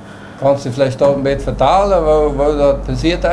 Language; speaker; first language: German; non-native, local second language; Plautdietsch